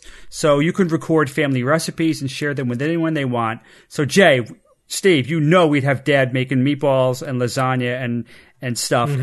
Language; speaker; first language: English; native; English